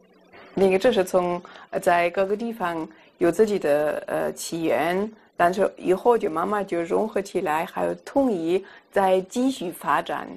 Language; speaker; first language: Chinese; non-native, fluent; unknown